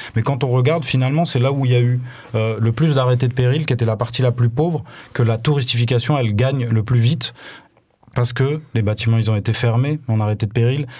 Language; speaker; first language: French; native; French